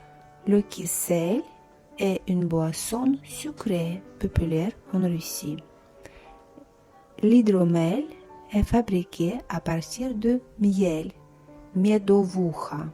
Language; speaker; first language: French; non-native, fluent; Russian